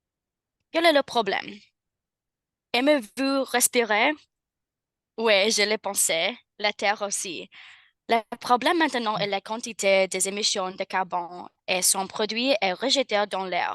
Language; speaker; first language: French; non-native, learner; English